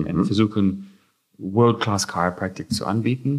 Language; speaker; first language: German; non-native, fluent; English